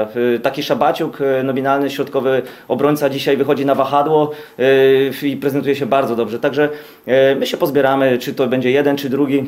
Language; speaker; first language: Polish; native; Polish